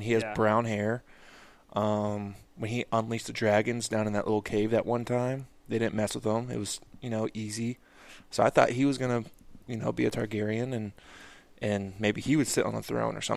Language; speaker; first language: English; native; English